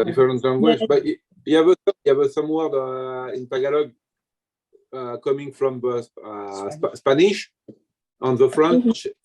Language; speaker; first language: English; non-native, learner; French